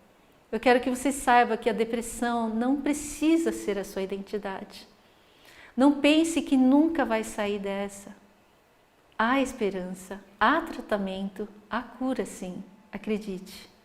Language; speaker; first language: Portuguese; native; Portuguese